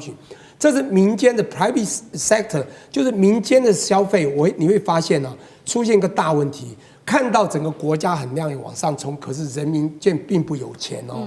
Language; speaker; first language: Chinese; native; Chinese